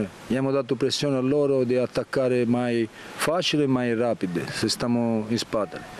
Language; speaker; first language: Romanian; non-native, learner; Italian